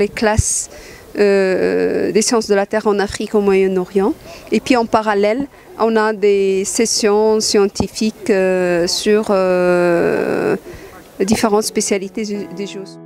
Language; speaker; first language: French; non-native, local second language; Arabic